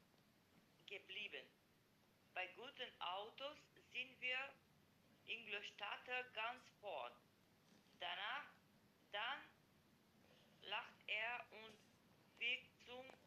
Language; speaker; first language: German; non-native, learner; Macedonian